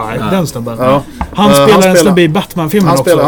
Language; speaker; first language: Swedish; native; Swedish